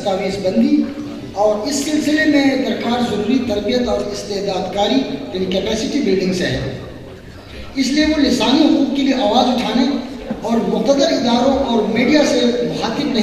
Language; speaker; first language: Urdu; non-native, local second language; Northern Hindko